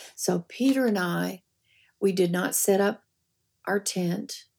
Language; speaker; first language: English; native; English